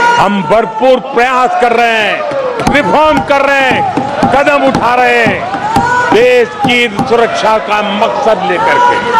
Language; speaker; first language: Hindi; non-native, local second language; Gujarati